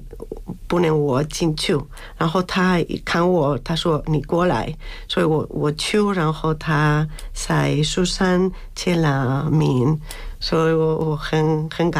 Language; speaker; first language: Chinese; non-native, fluent; Spanish